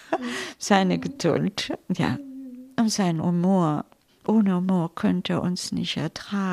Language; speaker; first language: German; non-native, fluent; Italian